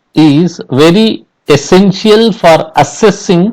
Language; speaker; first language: English; non-native, local second language; Kannada